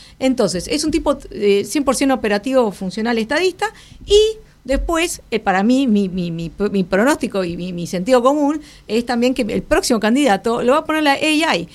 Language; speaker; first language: Spanish; native; Spanish